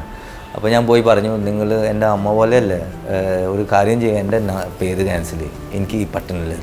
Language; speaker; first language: Malayalam; early bilingual, heritage; Malayalam